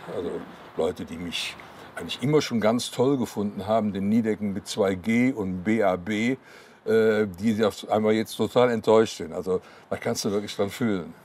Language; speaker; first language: German; native; German